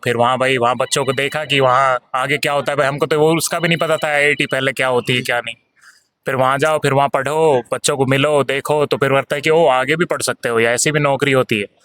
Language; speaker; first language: Hindi; native; Hindi